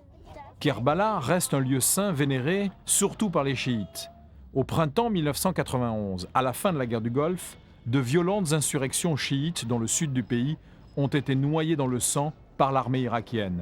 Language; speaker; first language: French; native; French